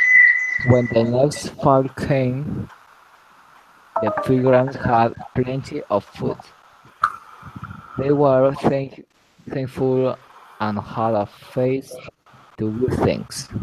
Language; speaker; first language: English; non-native, learner; Spanish